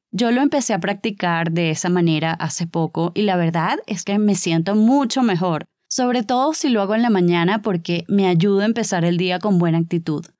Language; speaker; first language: Spanish; native; Spanish